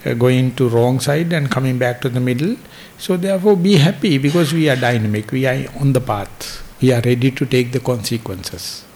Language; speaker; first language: English; non-native, local second language; Sinhala